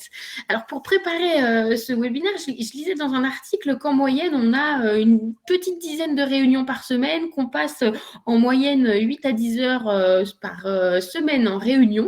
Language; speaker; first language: French; native; French